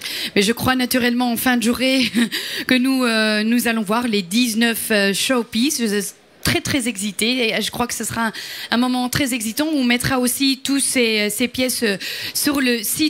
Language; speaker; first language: French; native; French